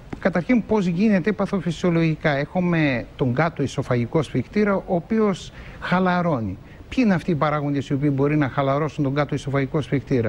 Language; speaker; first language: Greek; native; Greek